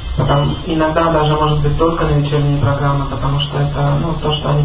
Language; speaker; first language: Russian; native; Russian